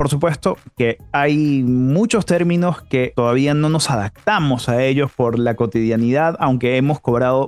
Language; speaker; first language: Spanish; native; Spanish